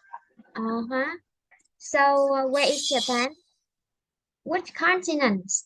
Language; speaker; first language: English; non-native, fluent; Vietnamese